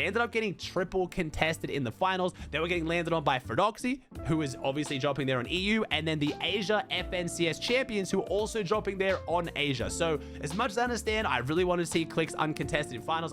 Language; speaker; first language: English; native; English